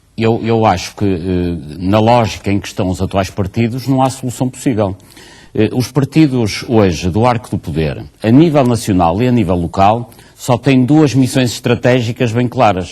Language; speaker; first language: Portuguese; native; Portuguese